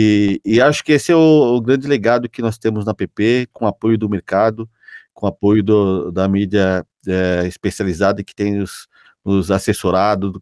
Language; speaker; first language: Portuguese; native; Portuguese